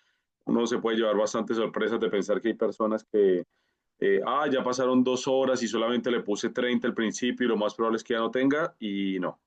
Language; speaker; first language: Spanish; native; Spanish